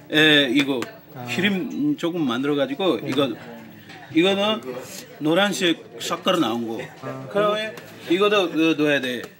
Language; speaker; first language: Korean; non-native, learner; Nepali